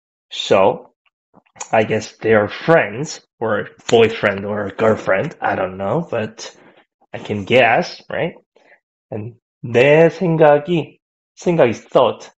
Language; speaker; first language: English; non-native, fluent; Korean